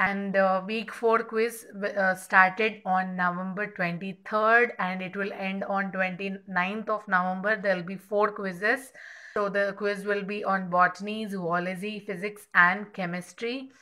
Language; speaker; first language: English; non-native, local second language; Telugu